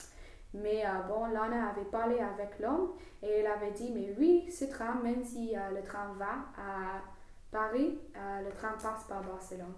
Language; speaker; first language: French; non-native, learner; English